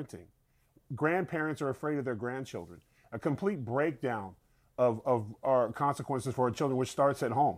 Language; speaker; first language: English; native; English